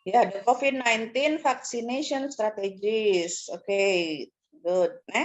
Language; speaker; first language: English; non-native, fluent; Indonesian